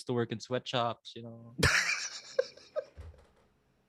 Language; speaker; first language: English; non-native, local second language; Filipino